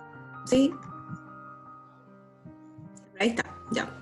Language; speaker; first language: Spanish; native; Spanish